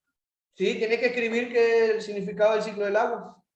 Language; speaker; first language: Spanish; native; Spanish